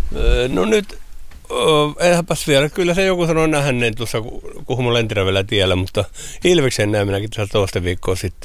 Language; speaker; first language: Finnish; native; Finnish